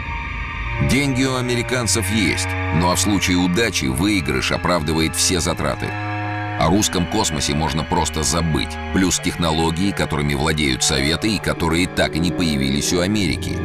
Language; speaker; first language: Russian; native; Russian